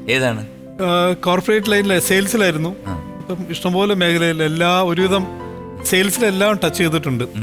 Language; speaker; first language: Malayalam; native; Malayalam